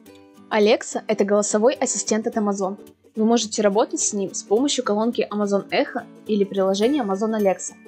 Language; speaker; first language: Russian; native; Russian